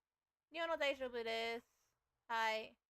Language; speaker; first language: Japanese; non-native, learner; English